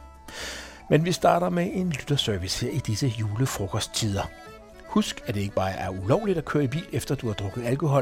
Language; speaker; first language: Danish; native; Danish